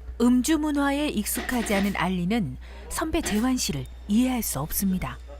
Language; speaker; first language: Korean; native; Korean